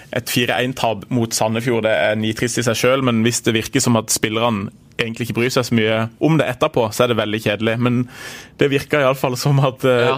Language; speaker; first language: Norwegian; native; Norwegian